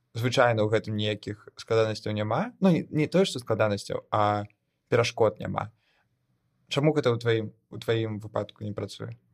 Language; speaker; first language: Belarusian; non-native, local second language; Russian